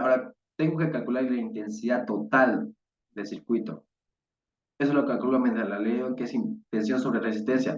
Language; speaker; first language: Spanish; native; Spanish